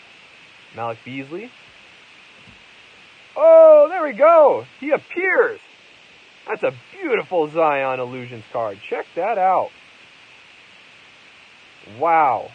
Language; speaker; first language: English; native; English